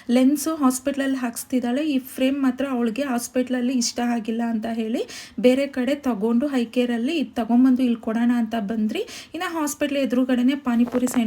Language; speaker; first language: Kannada; native; Kannada